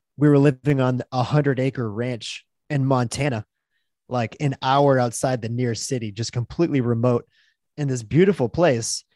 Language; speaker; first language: English; native; English